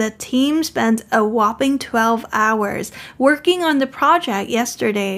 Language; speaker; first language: English; non-native, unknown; Chinese